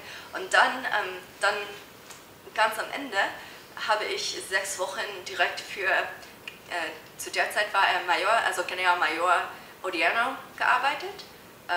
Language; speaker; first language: German; non-native, fluent; English